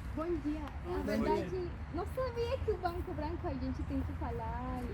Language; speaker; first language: Portuguese; non-native, fluent; Spanish